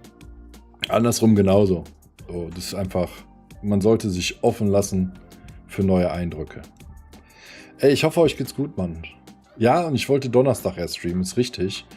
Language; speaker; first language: German; native; German